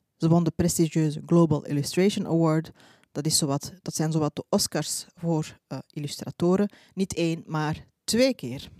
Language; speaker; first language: Dutch; early bilingual, other home language; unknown